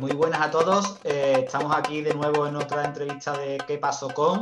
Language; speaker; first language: Spanish; native; Spanish